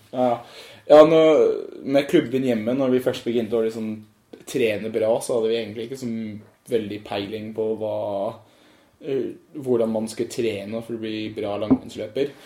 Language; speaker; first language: Norwegian; non-native, fluent; English